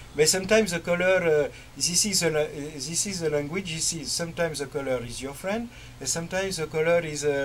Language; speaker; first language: English; non-native, learner; French